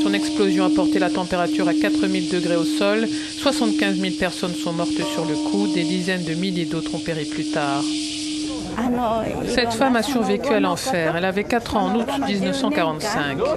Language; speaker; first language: French; native; French